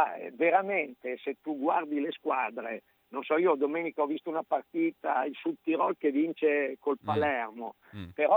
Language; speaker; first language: Italian; native; Italian